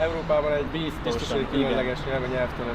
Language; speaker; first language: Hungarian; native; Hungarian